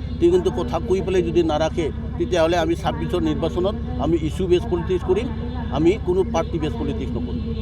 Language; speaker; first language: Assamese; non-native, local second language; Bodo